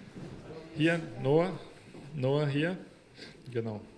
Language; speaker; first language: German; non-native, fluent; Portuguese